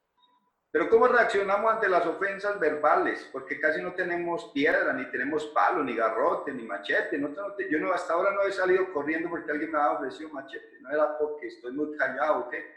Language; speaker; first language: Spanish; native; Spanish